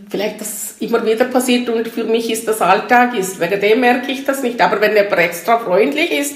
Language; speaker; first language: German; non-native, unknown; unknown